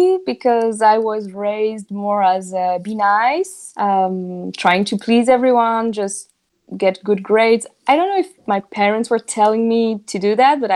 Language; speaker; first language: English; non-native, fluent; French